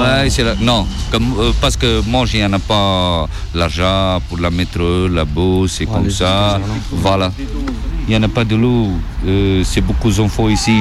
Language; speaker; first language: French; non-native, learner; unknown